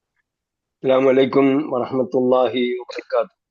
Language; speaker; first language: Arabic; non-native, fluent; Malayalam